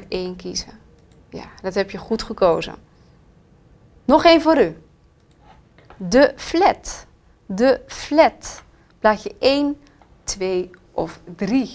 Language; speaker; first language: Dutch; native; Dutch